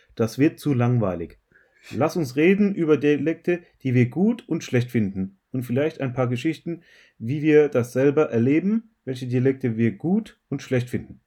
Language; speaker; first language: German; native; German